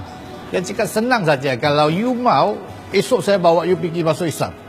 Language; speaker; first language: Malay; non-native, local second language; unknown